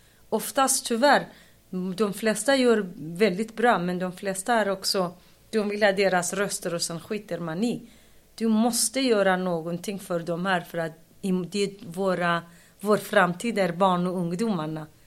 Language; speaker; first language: Swedish; non-native, fluent; Kurdish